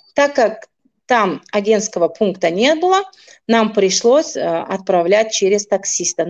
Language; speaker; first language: Russian; non-native, local second language; Tajik